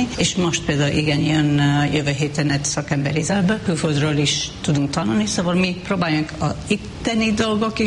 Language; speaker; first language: Hungarian; non-native, fluent; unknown